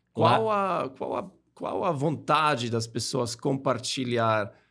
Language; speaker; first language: Portuguese; non-native, fluent; German